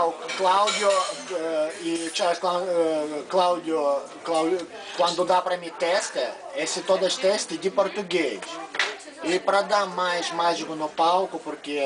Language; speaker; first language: Portuguese; non-native, learner; Russian